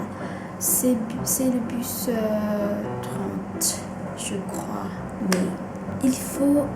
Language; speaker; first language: French; non-native, fluent; Indonesian